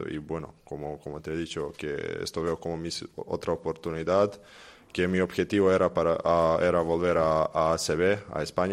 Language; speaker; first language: Spanish; non-native, fluent; Serbian